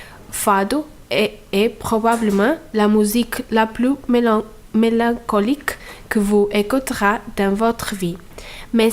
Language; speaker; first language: French; non-native, fluent; Portuguese